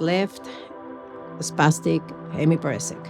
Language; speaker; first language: English; non-native, fluent; Spanish